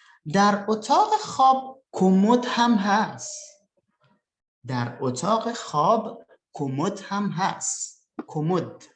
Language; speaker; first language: Persian; non-native, fluent; Indonesian